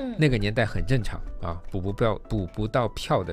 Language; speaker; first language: Chinese; native; Chinese